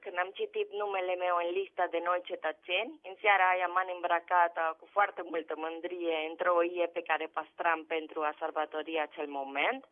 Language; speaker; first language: Romanian; non-native, fluent; Spanish